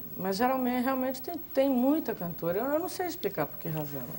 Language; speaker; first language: Portuguese; native; Portuguese